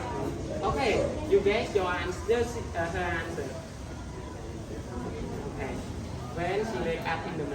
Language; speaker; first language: English; non-native, learner; Khmer